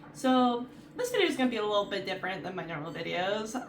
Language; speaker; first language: English; native; English